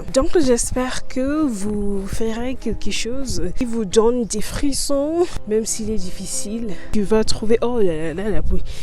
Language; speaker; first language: French; non-native, learner; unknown